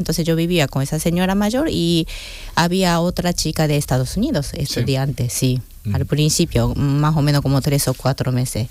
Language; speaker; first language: Spanish; non-native, fluent; Japanese